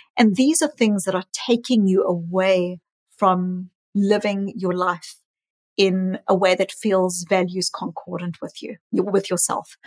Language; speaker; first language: English; native; English